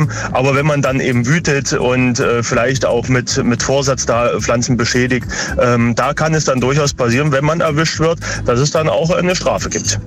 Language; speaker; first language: German; native; German